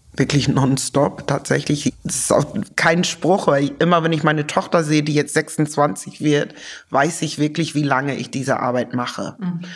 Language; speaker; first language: German; native; German